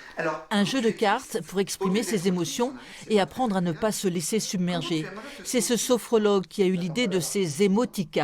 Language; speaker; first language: French; native; French